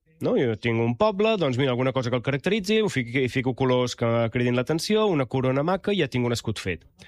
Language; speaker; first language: Catalan; native; Catalan